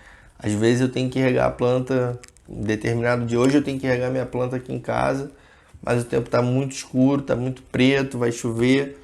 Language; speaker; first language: Portuguese; native; Portuguese